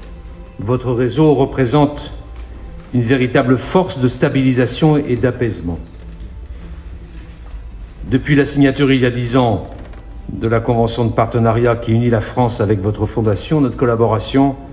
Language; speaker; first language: French; native; French